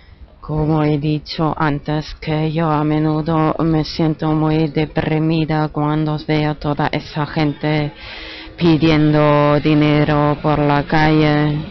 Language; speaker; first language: Spanish; non-native, fluent; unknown